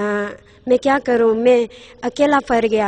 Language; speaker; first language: Hindi; non-native, local second language; Nyishi